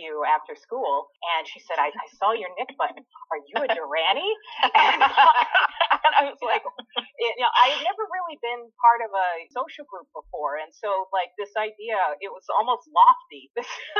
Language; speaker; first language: English; native; English